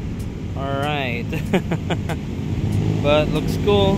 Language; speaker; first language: English; non-native, local second language; Filipino